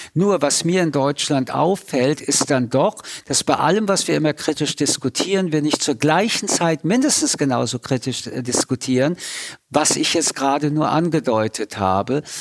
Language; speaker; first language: German; early bilingual, other home language; French